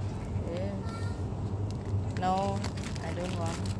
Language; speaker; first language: English; non-native, learner; Thai